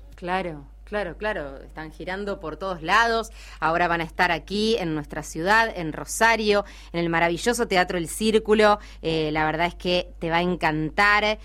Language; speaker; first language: Spanish; native; Spanish